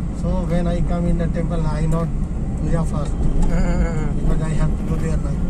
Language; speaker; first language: English; non-native, learner; Hindi